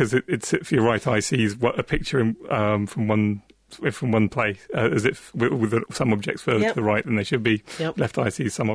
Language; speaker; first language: English; native; English